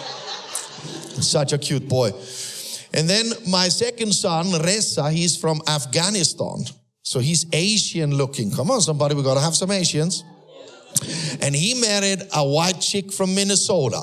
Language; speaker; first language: English; non-native, fluent; German